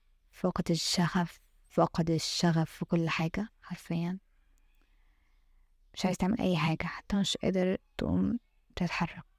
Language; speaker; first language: Arabic; native; Arabic